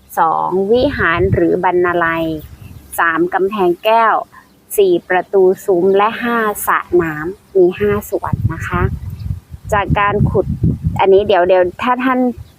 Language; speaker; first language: Thai; native; Thai